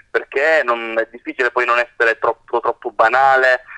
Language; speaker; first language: Italian; native; Italian